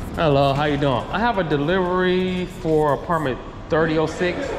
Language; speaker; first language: English; native; English